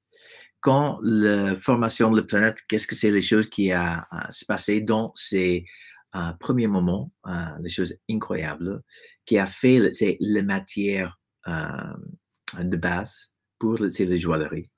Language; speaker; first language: French; non-native, fluent; English